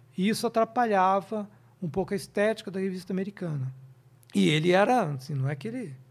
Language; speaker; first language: Portuguese; native; Portuguese